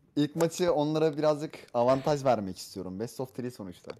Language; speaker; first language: Turkish; native; Turkish